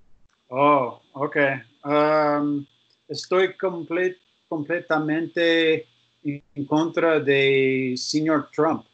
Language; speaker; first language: Spanish; non-native, learner; English